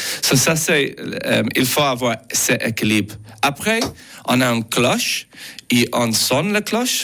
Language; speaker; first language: French; non-native, learner; English